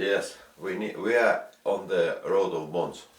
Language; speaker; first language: English; non-native, learner; Russian